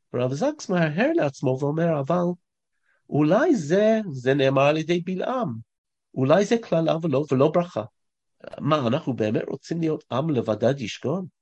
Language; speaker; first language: Hebrew; non-native, fluent; English